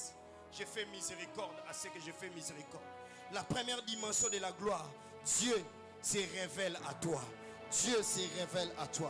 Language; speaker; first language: French; non-native, local second language; Lingala